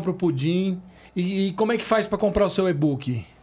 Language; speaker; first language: Portuguese; native; Portuguese